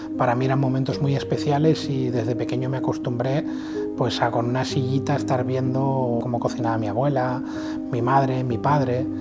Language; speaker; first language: Spanish; native; Spanish